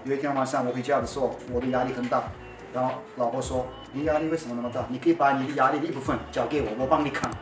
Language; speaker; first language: Chinese; non-native, fluent; Turkish